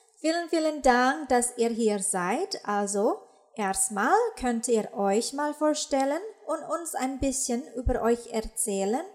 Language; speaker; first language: German; non-native, fluent; Indonesian